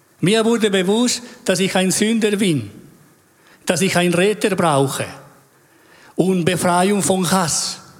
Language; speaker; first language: German; non-native, fluent; Spanish